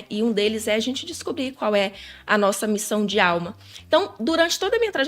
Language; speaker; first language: Portuguese; native; Portuguese